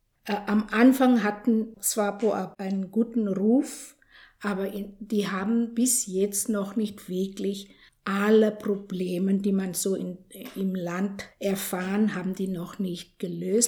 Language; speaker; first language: German; non-native, fluent; Afrikaans